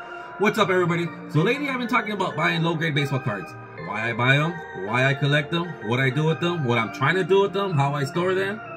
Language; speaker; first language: English; native; English